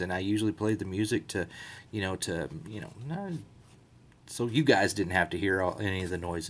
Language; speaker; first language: English; native; English